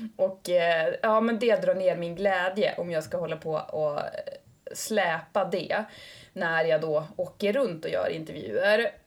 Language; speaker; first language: Swedish; native; Swedish